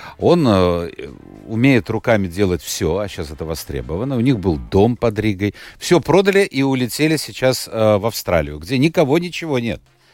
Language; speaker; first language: Russian; native; Russian